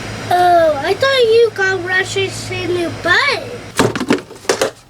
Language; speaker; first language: English; native; English